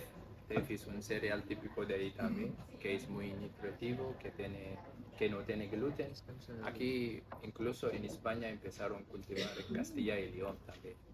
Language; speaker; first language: Spanish; non-native, fluent; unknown